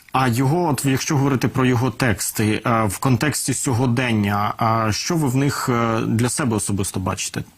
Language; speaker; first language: Ukrainian; native; Ukrainian